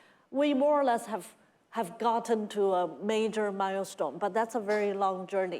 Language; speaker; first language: English; non-native, fluent; Chinese